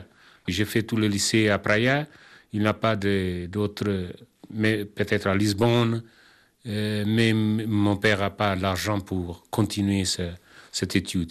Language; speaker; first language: French; non-native, learner; Kabuverdianu